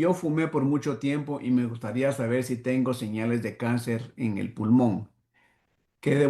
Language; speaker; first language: Spanish; native; Spanish